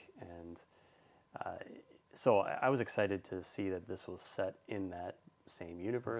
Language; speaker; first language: English; native; English